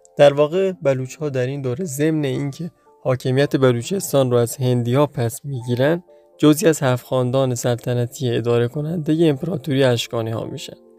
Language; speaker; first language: Persian; non-native, local second language; Baluchi